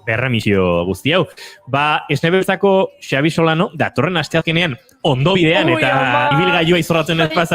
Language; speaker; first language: Basque; native; Basque